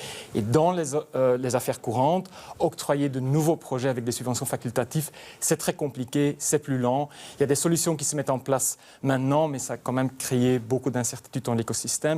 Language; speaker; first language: French; native; French